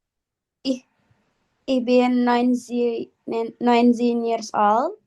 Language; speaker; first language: German; non-native, learner; Indonesian